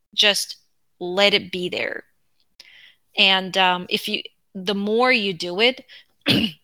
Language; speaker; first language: English; non-native, fluent; Korean